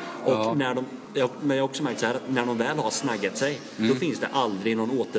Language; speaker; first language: Swedish; native; Swedish